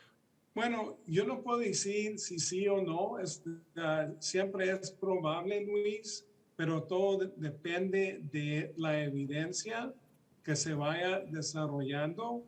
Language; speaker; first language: Spanish; early bilingual, heritage; Spanish